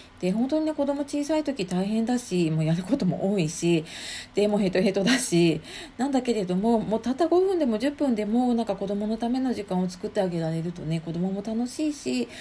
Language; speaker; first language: Japanese; native; Japanese